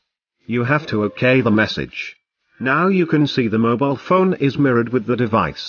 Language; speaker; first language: English; non-native, fluent; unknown